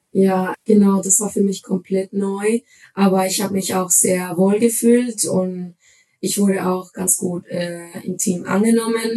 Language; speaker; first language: German; non-native, fluent; Spanish